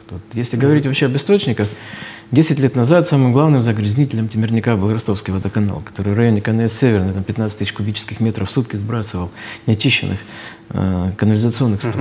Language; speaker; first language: Russian; native; Russian